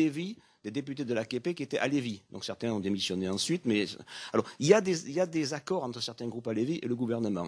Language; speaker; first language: French; native; French